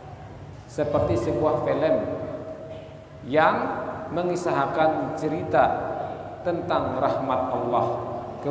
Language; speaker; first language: Indonesian; non-native, local second language; Banjar